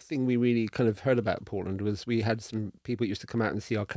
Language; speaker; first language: English; native; English